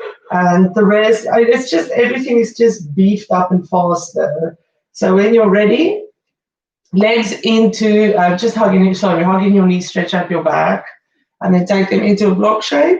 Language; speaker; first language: English; native; English